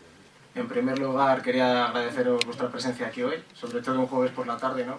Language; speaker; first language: Spanish; native; Spanish